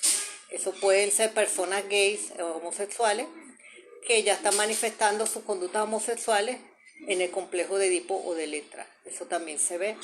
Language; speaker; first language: Spanish; native; Spanish